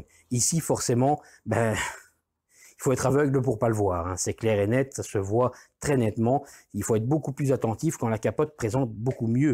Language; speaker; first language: French; native; French